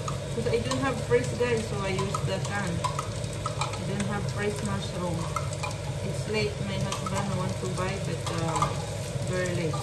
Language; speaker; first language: English; non-native, learner; Filipino